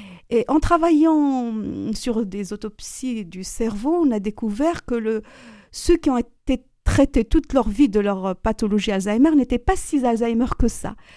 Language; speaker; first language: French; non-native, local second language; Arabic